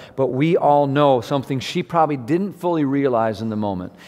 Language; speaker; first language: English; native; English